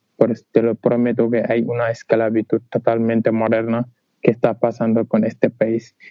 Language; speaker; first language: Spanish; non-native, fluent; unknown